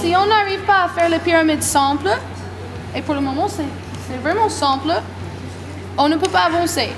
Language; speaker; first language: French; non-native, learner; English